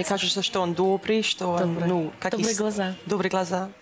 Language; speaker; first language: Russian; non-native, learner; English